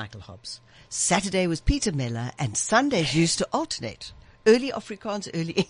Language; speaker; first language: English; native; English